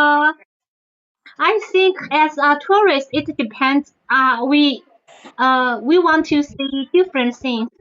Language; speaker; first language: English; non-native, fluent; Chinese